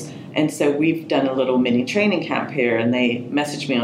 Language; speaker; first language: English; native; English